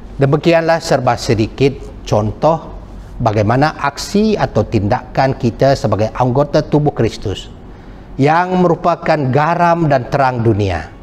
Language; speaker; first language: Malay; non-native, local second language; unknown